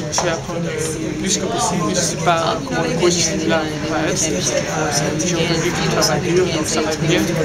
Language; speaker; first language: French; non-native, local second language; Dutch